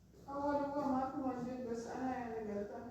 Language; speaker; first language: Arabic; non-native, learner; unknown